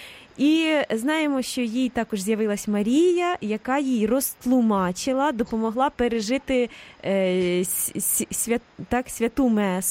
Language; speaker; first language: Ukrainian; native; Ukrainian